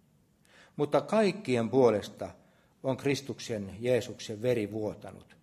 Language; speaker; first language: Finnish; native; Finnish